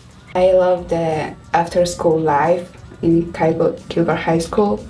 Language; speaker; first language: English; non-native, fluent; Polish